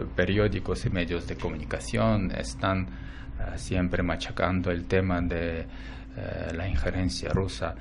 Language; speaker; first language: Spanish; non-native, fluent; Russian